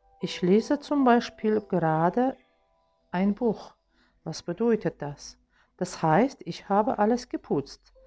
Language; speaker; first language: German; non-native, fluent; Russian